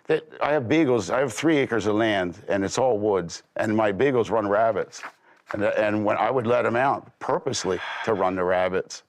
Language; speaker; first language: English; native; English